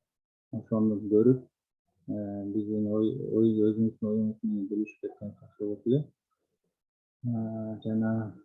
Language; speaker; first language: Kyrgyz; native; Kyrgyz